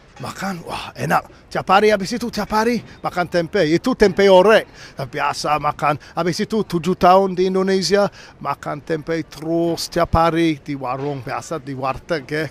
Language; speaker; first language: Indonesian; non-native, learner; English